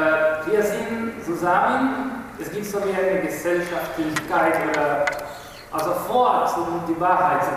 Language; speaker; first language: German; non-native, learner; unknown